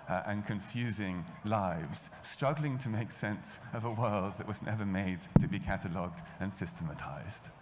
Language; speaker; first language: English; native; English